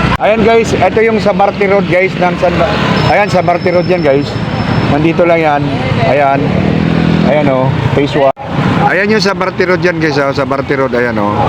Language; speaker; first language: Filipino; native; Filipino